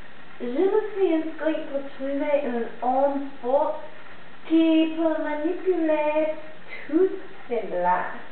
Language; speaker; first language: French; non-native, learner; English